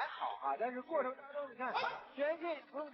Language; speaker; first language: Chinese; native; Chinese